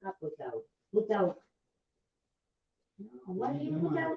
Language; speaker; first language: English; non-native, learner; French